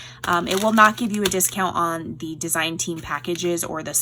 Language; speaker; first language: English; native; English